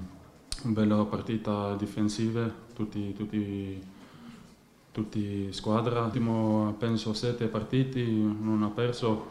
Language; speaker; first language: Italian; non-native, learner; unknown